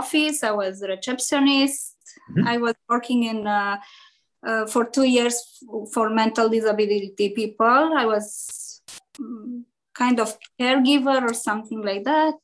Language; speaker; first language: English; non-native, learner; Romanian